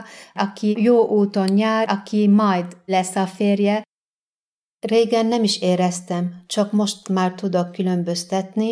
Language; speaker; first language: Hungarian; non-native, fluent; Arabic